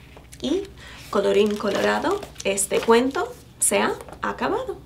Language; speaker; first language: Spanish; non-native, fluent; English